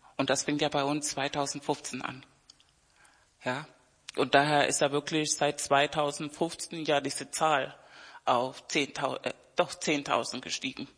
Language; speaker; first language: German; non-native, fluent; Spanish